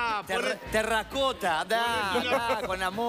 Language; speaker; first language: Spanish; native; Spanish